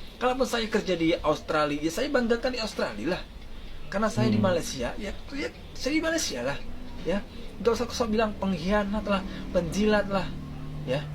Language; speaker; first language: Indonesian; native; Indonesian